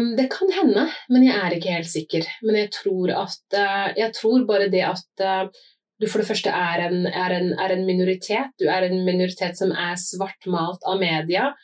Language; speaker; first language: Norwegian; early bilingual, other home language; Somali